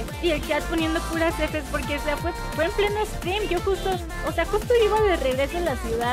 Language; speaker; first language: Spanish; native; Spanish